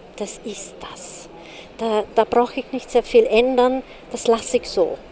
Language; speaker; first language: German; non-native, fluent; Hungarian